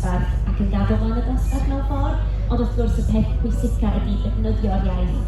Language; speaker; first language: Welsh; non-native, local second language; English